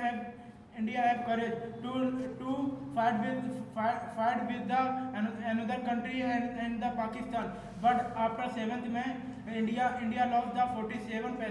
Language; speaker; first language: English; non-native, learner; Hindi